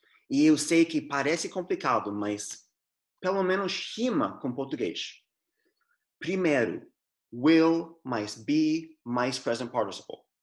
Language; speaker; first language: Portuguese; non-native, fluent; English